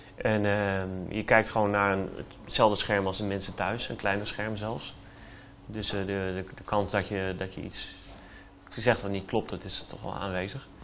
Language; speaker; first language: Dutch; native; Dutch